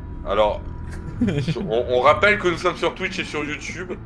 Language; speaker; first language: French; native; French